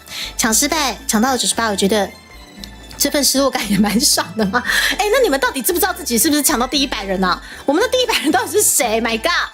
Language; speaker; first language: Chinese; native; Chinese